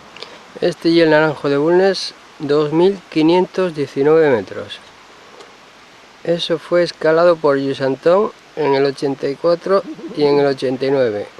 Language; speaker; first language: Spanish; native; Spanish